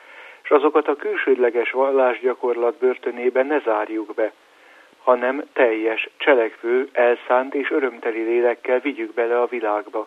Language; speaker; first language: Hungarian; native; Hungarian